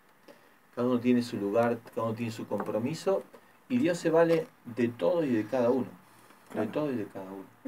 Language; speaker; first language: Spanish; native; Spanish